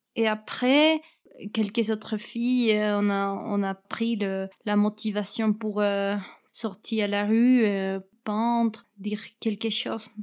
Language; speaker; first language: French; non-native, learner; Spanish